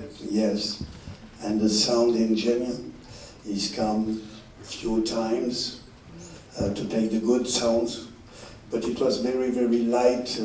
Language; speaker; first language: English; non-native, learner; French